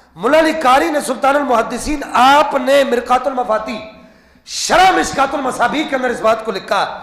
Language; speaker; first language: Urdu; non-native, local second language; Punjabi